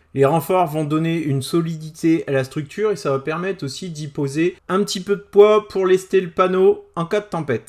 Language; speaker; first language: French; native; French